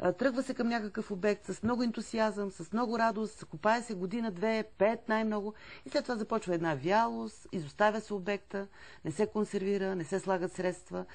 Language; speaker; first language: Bulgarian; native; Bulgarian